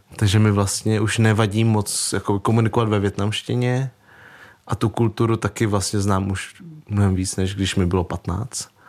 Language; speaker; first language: Czech; early bilingual, other home language; Vietnamese